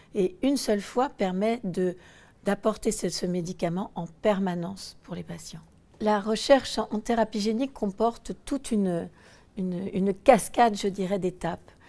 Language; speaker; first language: French; native; French